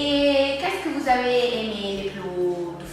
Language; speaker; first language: French; non-native, learner; Italian